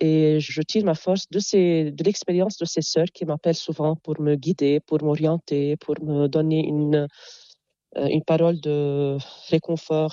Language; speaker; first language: French; non-native, local second language; Arabic